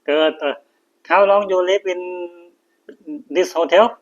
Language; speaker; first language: English; non-native, learner; Thai